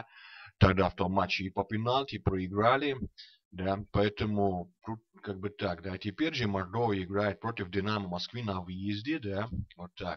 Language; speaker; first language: Russian; non-native, fluent; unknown